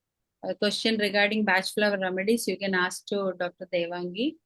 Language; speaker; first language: English; non-native, local second language; Malayalam